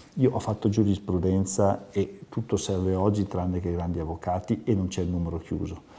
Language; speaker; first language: Italian; native; Italian